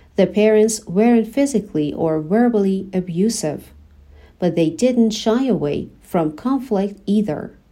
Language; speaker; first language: English; non-native, fluent; Persian